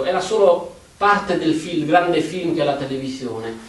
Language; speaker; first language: Italian; native; Italian